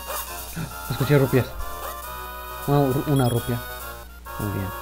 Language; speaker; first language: Spanish; early bilingual, heritage; Spanish